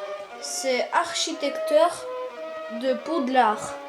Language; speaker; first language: French; non-native, learner; Russian